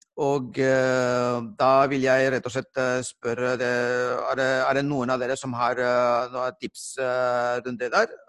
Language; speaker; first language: Norwegian; non-native, fluent; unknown